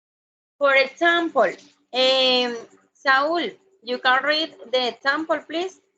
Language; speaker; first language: English; non-native, learner; Spanish